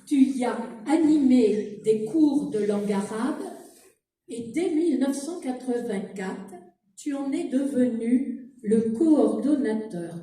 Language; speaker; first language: French; native; French